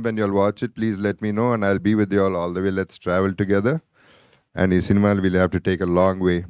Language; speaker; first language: Telugu; native; Telugu